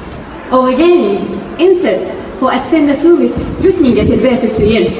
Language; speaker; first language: Danish; non-native, fluent; Arabic